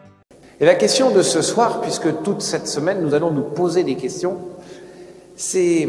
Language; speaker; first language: French; native; French